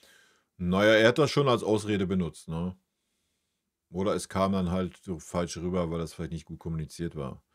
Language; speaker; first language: German; native; German